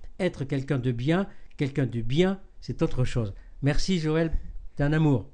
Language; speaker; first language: French; native; French